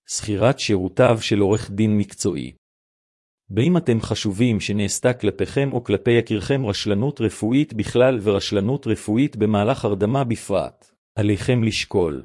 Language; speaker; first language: Hebrew; native; Hebrew